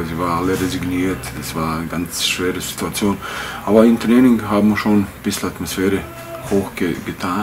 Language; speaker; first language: German; non-native, fluent; Bosnian